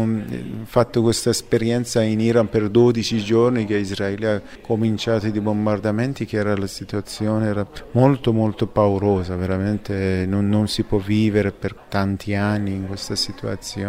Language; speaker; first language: Italian; non-native, fluent; Persian